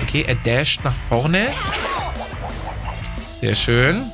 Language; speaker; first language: German; native; German